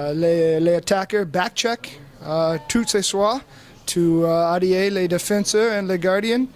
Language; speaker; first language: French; non-native, learner; English